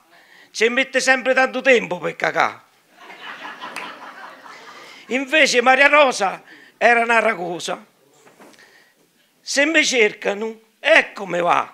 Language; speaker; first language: Italian; native; Italian